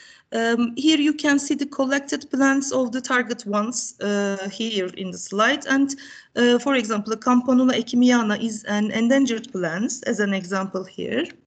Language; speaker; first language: English; non-native, fluent; Turkish